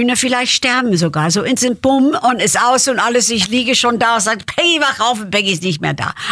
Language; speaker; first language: German; non-native, fluent; English